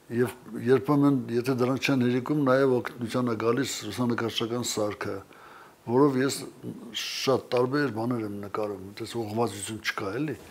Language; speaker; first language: Armenian; native; Armenian